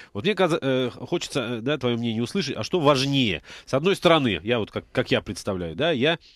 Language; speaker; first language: Russian; native; Russian